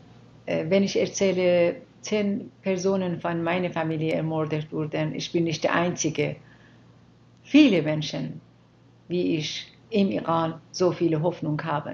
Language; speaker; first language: German; non-native, fluent; Persian